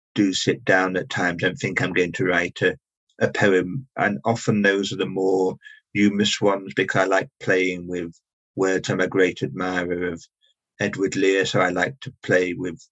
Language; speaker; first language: English; native; English